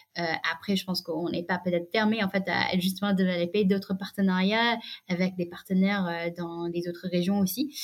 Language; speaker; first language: French; non-native, fluent; English